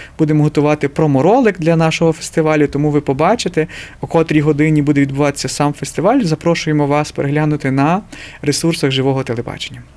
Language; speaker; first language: Ukrainian; native; Ukrainian